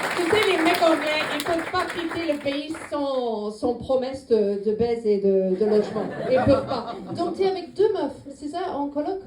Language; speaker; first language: French; non-native, fluent; English